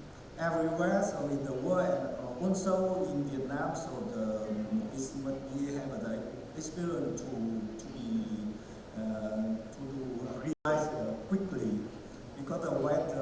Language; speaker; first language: English; non-native, learner; Vietnamese